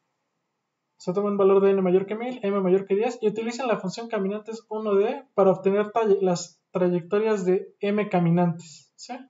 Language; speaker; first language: Spanish; native; Spanish